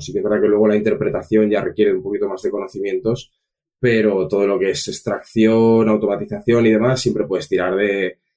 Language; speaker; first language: Spanish; native; Spanish